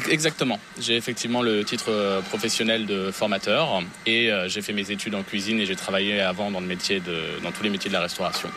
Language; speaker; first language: French; native; French